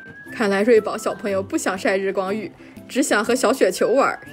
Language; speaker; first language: Chinese; native; Chinese